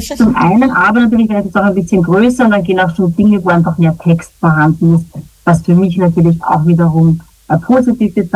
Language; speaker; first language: German; native; German